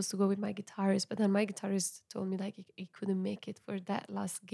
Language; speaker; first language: English; non-native, fluent; Italian